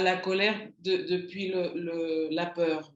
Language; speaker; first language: French; non-native, learner; Spanish